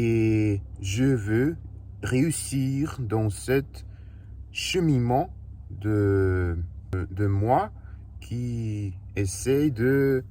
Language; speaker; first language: French; non-native, learner; Russian